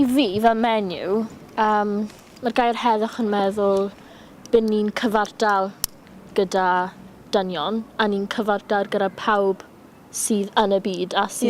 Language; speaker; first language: Welsh; non-native, local second language; English